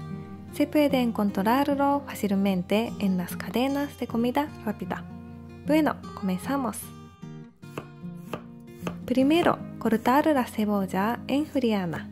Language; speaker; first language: Spanish; non-native, fluent; Japanese